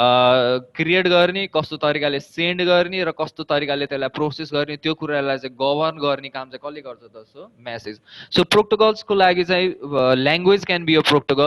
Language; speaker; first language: Nepali; native; Nepali